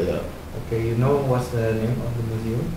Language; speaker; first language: English; non-native, fluent; Indonesian